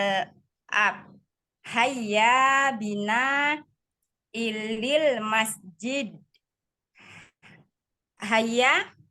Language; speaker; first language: Arabic; non-native, learner; Indonesian